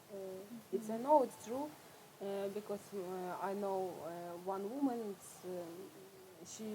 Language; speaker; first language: English; non-native, learner; Russian